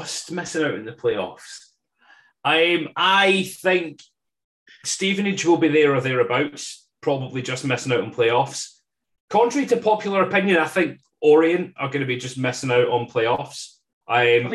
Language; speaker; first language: English; native; English